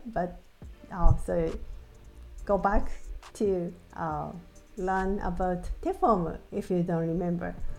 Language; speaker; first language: English; non-native, fluent; Japanese